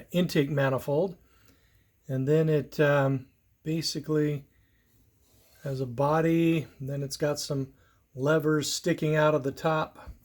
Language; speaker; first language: English; native; English